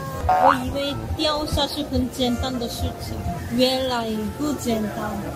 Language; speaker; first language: Chinese; non-native, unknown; Korean